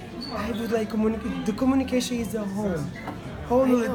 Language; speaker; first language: English; non-native, learner; Italian